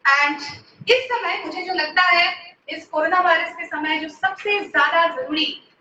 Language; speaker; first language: Hindi; non-native, local second language; Bangla